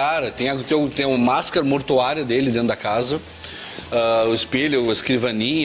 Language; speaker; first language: Portuguese; native; Portuguese